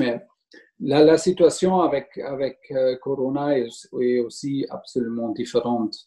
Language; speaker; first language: French; non-native, learner; German